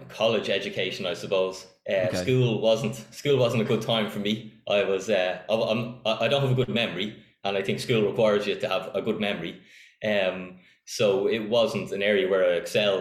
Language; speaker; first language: English; native; English